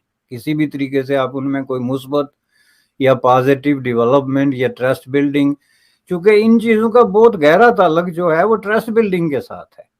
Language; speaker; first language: Urdu; native; Urdu